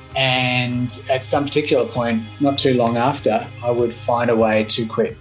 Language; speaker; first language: English; native; English